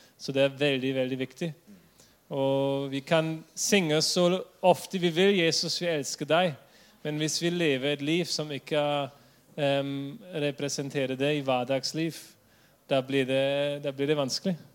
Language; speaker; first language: Norwegian; non-native, fluent; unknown